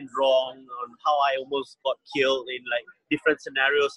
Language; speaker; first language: English; native; English